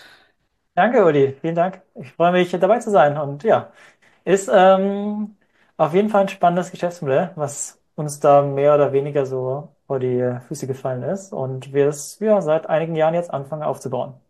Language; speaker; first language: German; native; German